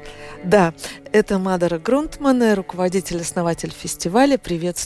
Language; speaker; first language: Russian; native; Russian